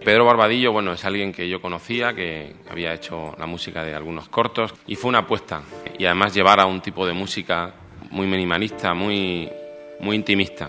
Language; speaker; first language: Spanish; native; Spanish